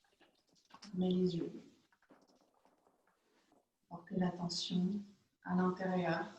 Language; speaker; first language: French; native; French